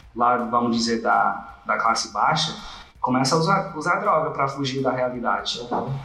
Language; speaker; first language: Portuguese; non-native, fluent; English